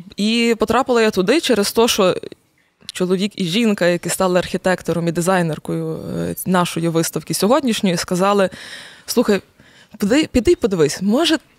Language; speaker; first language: Ukrainian; native; Ukrainian